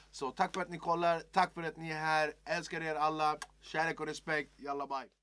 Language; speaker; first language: Swedish; early bilingual, other home language; Kurdish